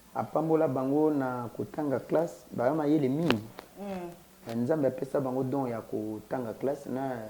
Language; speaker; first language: Lingala; non-native, local second language; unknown